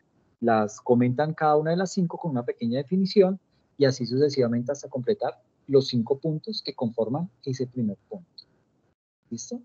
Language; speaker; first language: Spanish; native; Spanish